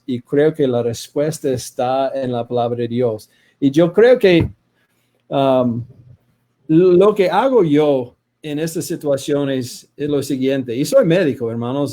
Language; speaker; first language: Spanish; non-native, fluent; English